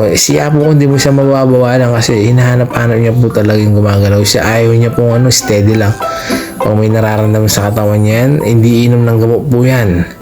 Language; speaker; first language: Filipino; non-native, local second language; Pampanga